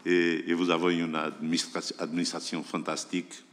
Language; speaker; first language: French; non-native, fluent; Portuguese